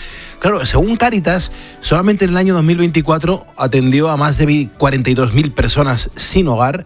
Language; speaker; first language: Spanish; native; Spanish